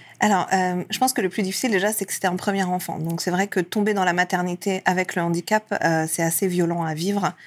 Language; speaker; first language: French; early bilingual, other home language; Persian